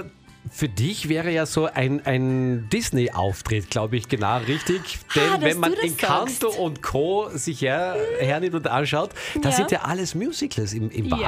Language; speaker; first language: German; native; German